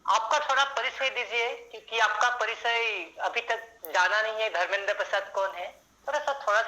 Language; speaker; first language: Hindi; non-native, local second language; Assamese